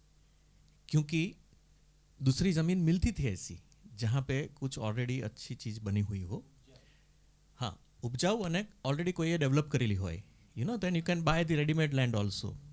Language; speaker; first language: Hindi; non-native, local second language; Gujarati